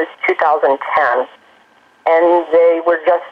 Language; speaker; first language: English; native; English